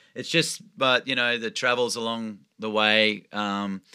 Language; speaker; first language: English; native; English